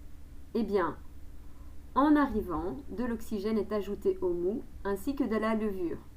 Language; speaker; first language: French; native; French